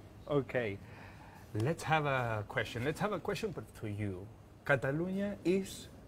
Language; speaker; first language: English; non-native, fluent; Catalan